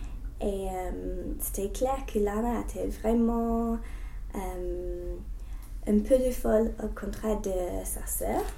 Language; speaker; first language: French; non-native, learner; English